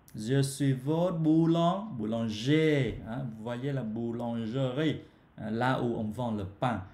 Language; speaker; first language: French; non-native, fluent; Vietnamese